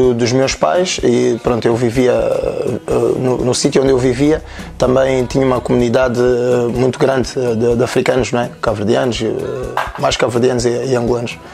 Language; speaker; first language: Portuguese; native; Portuguese